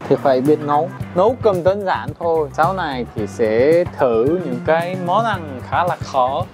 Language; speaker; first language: Vietnamese; non-native, fluent; Korean